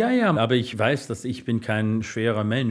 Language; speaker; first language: German; non-native, learner; English